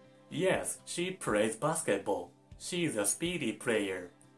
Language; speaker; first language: English; non-native, fluent; Japanese